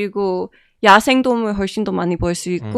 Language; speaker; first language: Korean; non-native, fluent; English